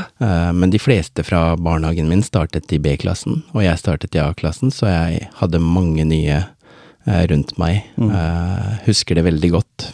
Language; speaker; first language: Norwegian; early bilingual, other home language; Tamil